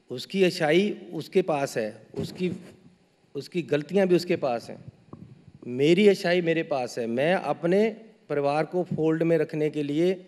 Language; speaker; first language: Hindi; native; Hindi